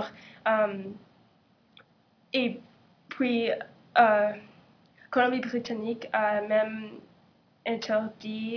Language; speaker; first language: French; non-native, local second language; English